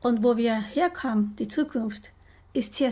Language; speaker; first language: German; non-native, learner; Japanese